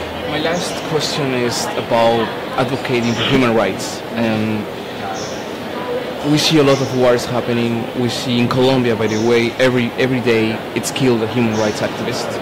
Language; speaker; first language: English; non-native, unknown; Spanish